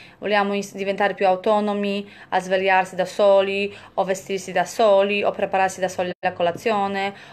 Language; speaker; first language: Italian; non-native, fluent; Polish